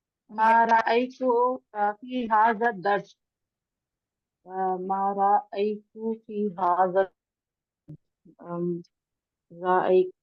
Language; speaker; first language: Arabic; non-native, learner; Urdu